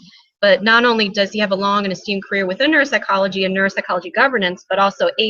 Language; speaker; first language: English; native; English